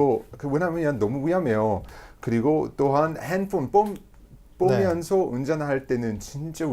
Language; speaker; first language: Korean; non-native, fluent; English